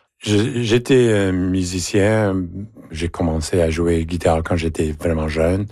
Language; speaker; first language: French; native; French